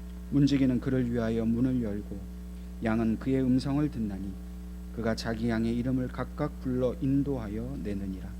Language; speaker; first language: Korean; native; Korean